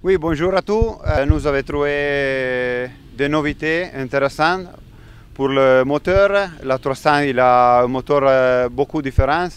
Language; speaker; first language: French; non-native, learner; Italian